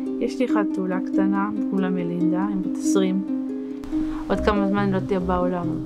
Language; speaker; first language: Hebrew; native; Hebrew